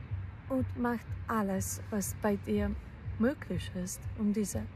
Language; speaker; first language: German; non-native, fluent; Polish